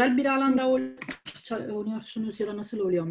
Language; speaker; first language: Turkish; non-native, fluent; Italian